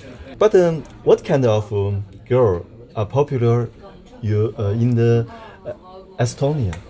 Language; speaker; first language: English; non-native, learner; Chinese